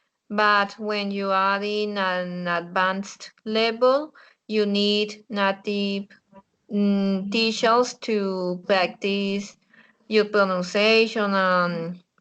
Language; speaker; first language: English; non-native, learner; Spanish